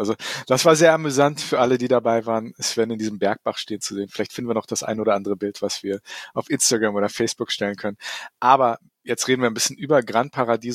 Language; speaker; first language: German; native; German